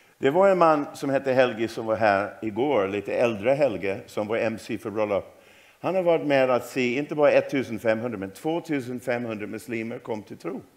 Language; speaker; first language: Swedish; non-native, fluent; English